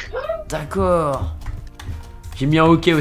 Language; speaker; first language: French; native; French